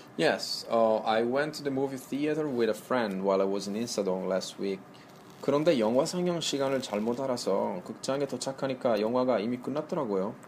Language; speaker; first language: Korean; non-native, fluent; Italian